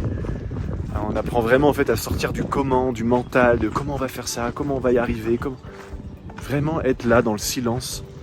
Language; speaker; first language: French; native; French